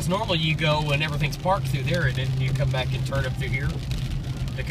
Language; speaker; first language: English; native; English